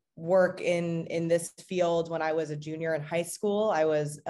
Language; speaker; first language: English; native; English